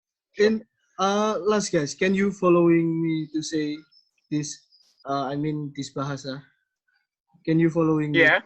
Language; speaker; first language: English; non-native, learner; Indonesian